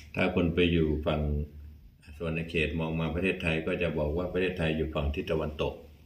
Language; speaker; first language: Thai; native; Thai